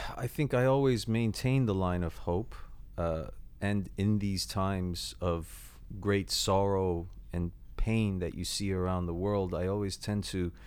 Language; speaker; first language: English; native; English